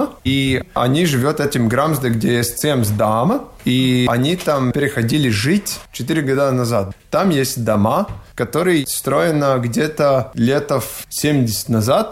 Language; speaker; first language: Russian; non-native, local second language; Latvian